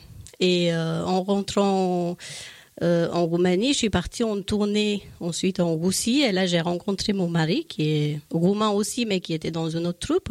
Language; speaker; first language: French; native; French